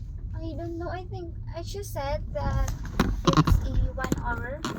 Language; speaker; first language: English; non-native, local second language; Waray